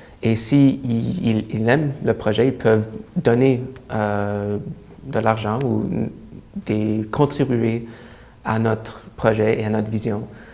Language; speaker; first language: French; non-native, local second language; English